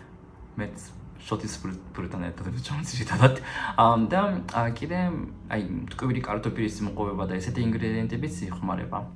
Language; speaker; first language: Georgian; non-native, fluent; Japanese